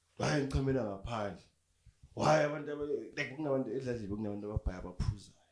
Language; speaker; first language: Zulu; native; Zulu